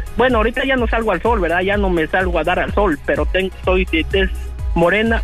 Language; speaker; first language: Spanish; native; Spanish